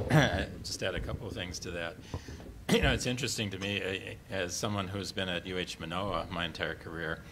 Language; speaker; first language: English; native; English